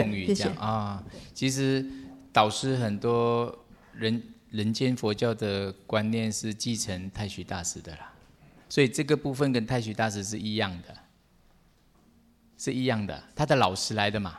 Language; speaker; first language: Chinese; native; Chinese